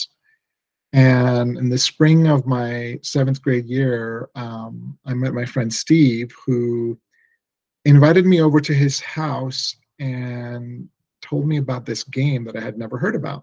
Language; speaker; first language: English; early bilingual, other home language; Persian